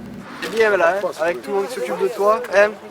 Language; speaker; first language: French; native; French